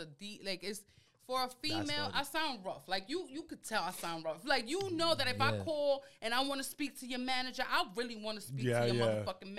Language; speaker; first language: English; early bilingual, other home language; Spanish